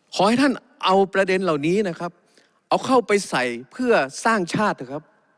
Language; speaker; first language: Thai; native; Thai